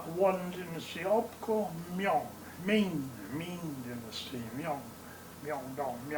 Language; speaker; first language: Korean; non-native, learner; English